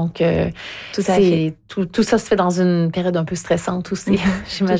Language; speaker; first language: French; native; French